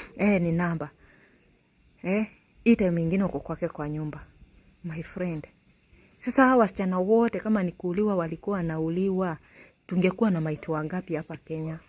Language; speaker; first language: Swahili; native; Swahili